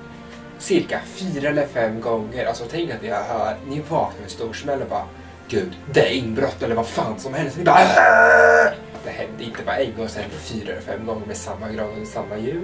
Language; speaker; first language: Swedish; native; Swedish